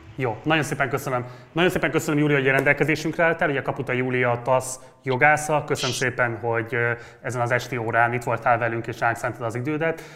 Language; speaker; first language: Hungarian; native; Hungarian